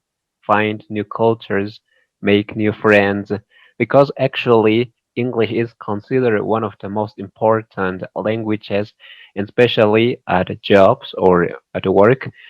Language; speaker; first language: English; non-native, learner; Spanish